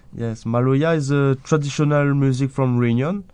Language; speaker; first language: English; non-native, learner; French